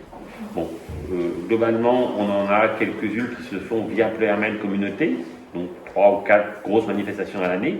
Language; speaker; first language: French; native; French